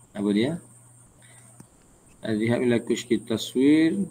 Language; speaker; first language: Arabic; non-native, fluent; Malay